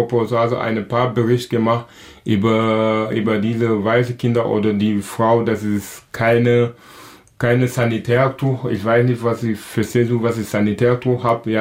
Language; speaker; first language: German; non-native, local second language; Wolof